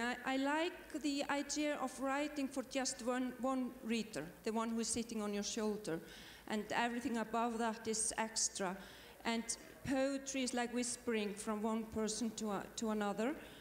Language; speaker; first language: English; non-native, fluent; Icelandic